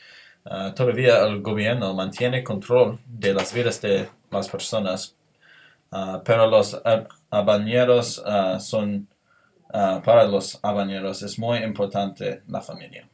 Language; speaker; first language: Spanish; non-native, learner; English